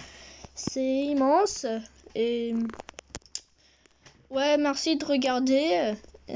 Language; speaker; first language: French; early bilingual, heritage; French